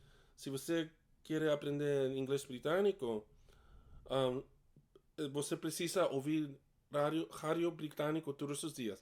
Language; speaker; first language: Portuguese; non-native, learner; English